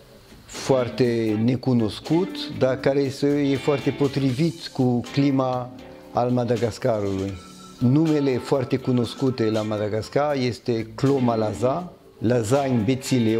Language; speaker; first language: Romanian; early bilingual, heritage; French